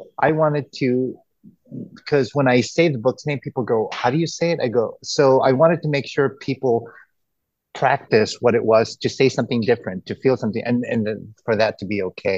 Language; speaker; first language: English; early bilingual, other home language; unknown